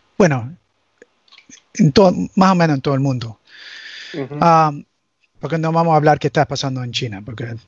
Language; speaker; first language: Spanish; early bilingual, heritage; English